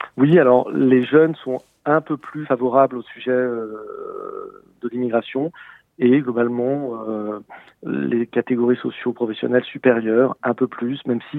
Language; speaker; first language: French; native; French